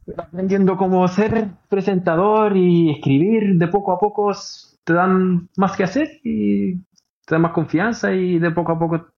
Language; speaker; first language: Spanish; early bilingual, heritage; Norwegian